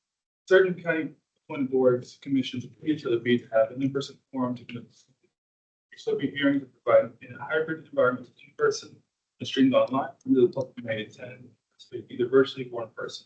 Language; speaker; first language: English; native; English